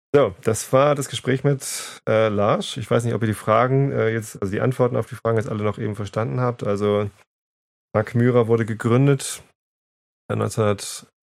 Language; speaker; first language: English; non-native, fluent; German